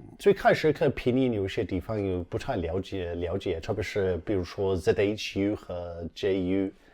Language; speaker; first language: Chinese; non-native, fluent; English